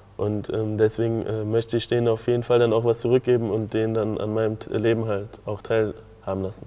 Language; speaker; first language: German; native; German